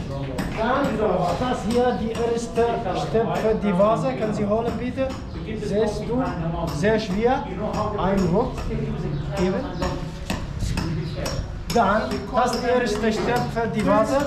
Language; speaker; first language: German; non-native, learner; Arabic